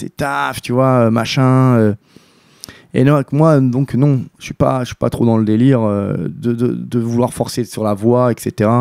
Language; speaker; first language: French; native; French